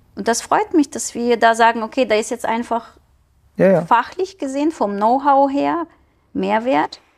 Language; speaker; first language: German; non-native, fluent; Ukrainian